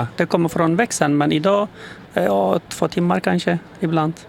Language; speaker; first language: Swedish; non-native, learner; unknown